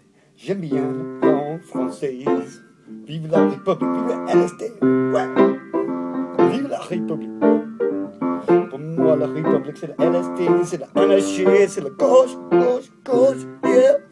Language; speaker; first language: French; non-native, learner; English